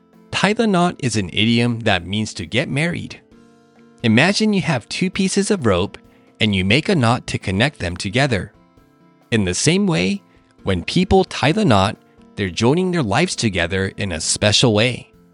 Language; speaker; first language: English; native; English